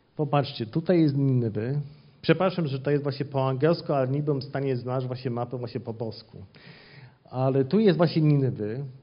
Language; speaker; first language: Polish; non-native, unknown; English